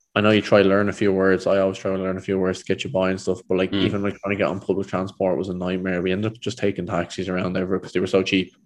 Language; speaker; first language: English; native; English